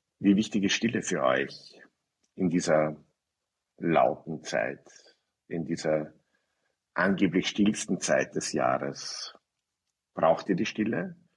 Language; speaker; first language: German; native; German